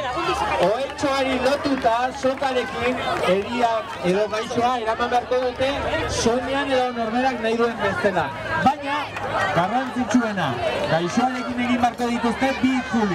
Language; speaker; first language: Basque; native; Basque